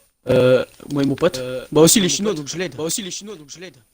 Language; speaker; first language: French; native; French